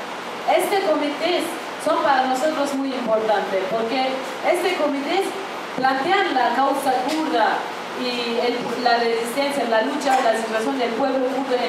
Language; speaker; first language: Spanish; non-native, fluent; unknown